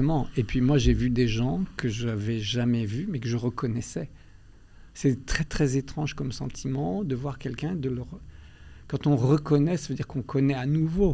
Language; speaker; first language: French; early bilingual, other home language; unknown